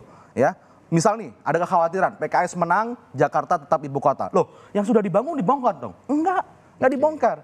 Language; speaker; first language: Indonesian; native; Indonesian